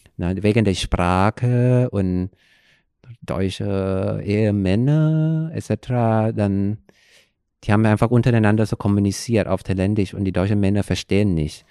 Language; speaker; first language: German; non-native, fluent; Thai